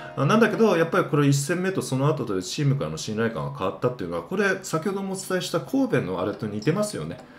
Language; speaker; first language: Japanese; native; Japanese